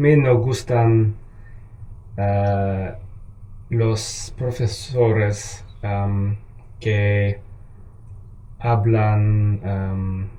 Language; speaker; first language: Spanish; non-native, learner; English